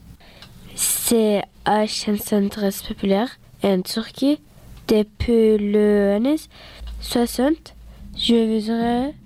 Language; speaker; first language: French; early bilingual, other home language; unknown